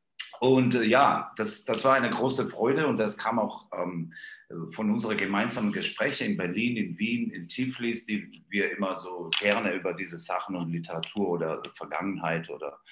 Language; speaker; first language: German; non-native, fluent; Georgian